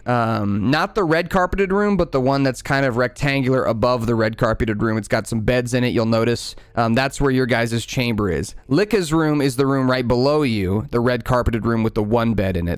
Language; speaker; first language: English; native; English